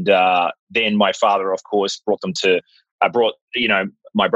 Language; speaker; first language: English; native; English